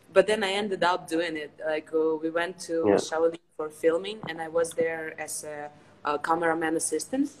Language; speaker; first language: English; non-native, fluent; Ukrainian